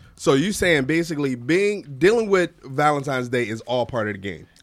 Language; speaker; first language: English; native; English